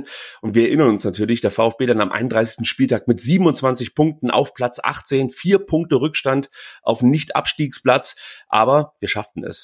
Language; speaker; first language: German; native; German